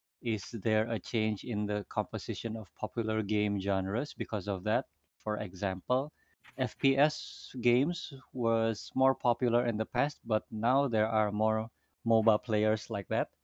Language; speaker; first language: English; non-native, fluent; Indonesian